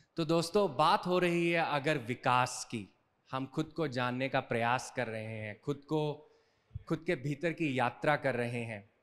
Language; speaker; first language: Hindi; native; Hindi